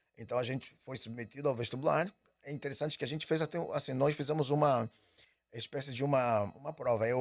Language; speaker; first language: Portuguese; native; Portuguese